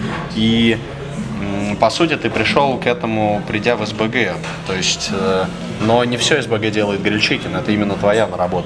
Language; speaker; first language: Russian; native; Russian